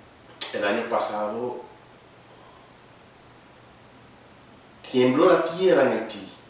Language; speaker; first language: Spanish; non-native, learner; Haitian Creole